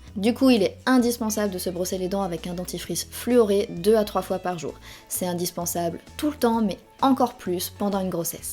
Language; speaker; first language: French; native; French